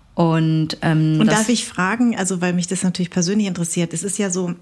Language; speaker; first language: German; early bilingual, other home language; Vietnamese